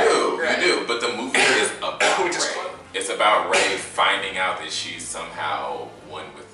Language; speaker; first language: English; native; English